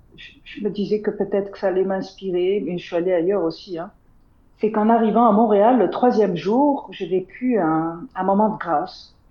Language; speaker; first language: French; non-native, local second language; Arabic